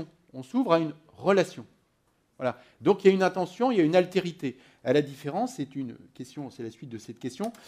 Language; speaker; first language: French; native; French